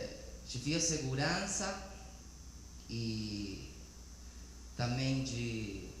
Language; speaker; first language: Portuguese; non-native, learner; Spanish